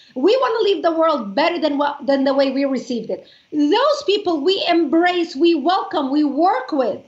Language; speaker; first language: English; non-native, fluent; Arabic